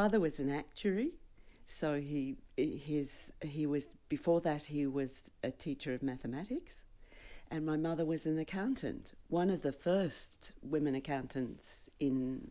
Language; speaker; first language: English; native; English